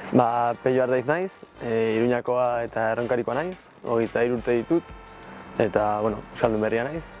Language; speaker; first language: Basque; non-native, local second language; Spanish